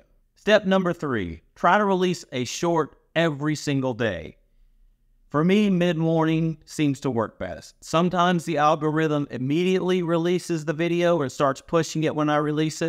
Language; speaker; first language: English; native; English